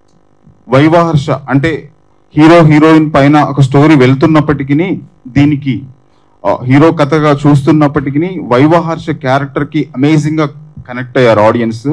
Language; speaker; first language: Telugu; native; Telugu